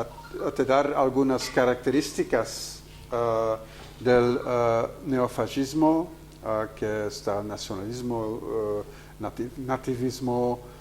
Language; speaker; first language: Spanish; non-native, fluent; Dutch